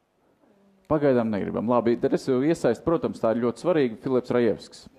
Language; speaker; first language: Latvian; native; Latvian